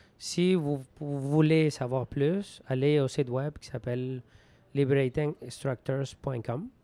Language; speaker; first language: French; non-native, fluent; Spanish